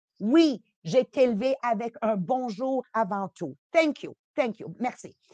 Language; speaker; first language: French; early bilingual, other home language; Italian